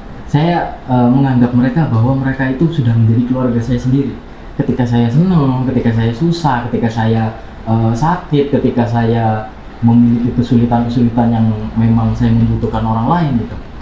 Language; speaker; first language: Indonesian; non-native, local second language; Javanese